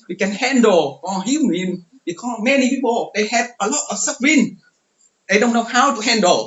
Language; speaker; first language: English; non-native, learner; Vietnamese